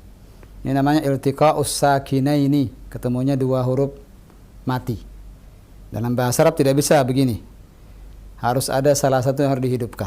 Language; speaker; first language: Indonesian; native; Indonesian